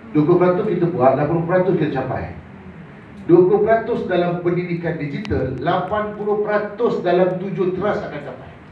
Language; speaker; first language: Malay; native; Malay